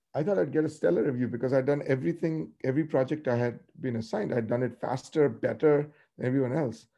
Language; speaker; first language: English; non-native, local second language; Tamil